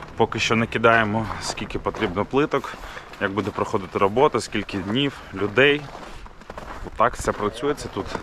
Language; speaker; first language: Ukrainian; native; Ukrainian